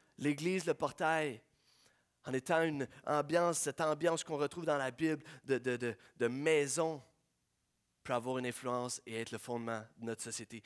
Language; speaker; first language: French; native; French